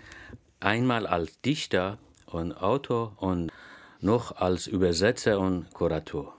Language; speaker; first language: German; non-native, fluent; Persian